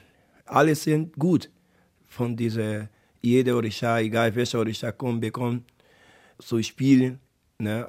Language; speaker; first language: German; non-native, learner; Portuguese